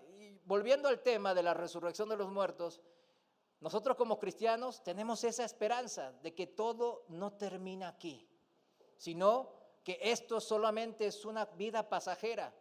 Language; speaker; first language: Spanish; non-native, fluent; Korean